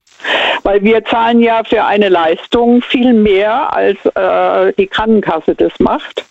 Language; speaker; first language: German; native; German